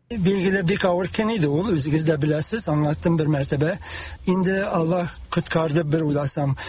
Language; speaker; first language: Tatar; early bilingual, heritage; Tatar